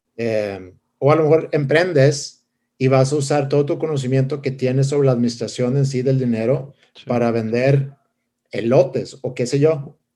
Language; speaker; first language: Spanish; non-native, fluent; Swedish